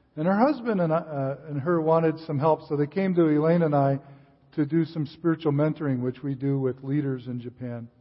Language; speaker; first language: English; native; English